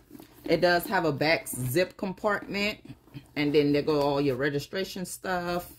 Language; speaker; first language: English; native; English